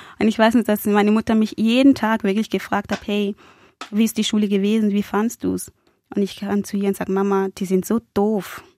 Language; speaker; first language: German; non-native, fluent; Spanish